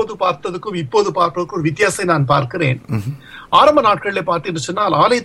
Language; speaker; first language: Tamil; native; Tamil